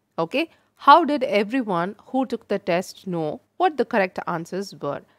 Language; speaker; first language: English; non-native, local second language; Tamil